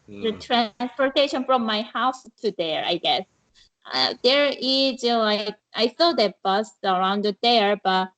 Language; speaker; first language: English; non-native, learner; Korean